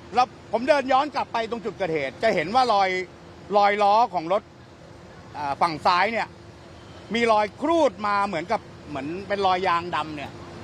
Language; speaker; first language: Thai; native; Thai